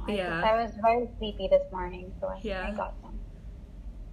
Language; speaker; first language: English; non-native, local second language; Filipino